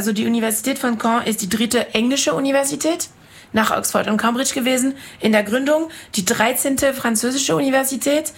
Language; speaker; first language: German; non-native, fluent; French